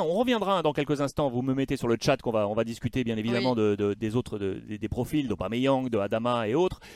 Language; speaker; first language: French; native; French